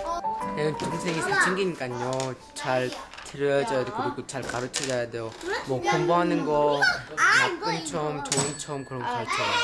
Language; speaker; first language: Korean; early bilingual, other home language; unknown